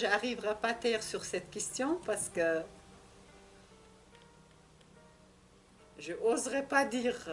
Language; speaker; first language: French; non-native, learner; Russian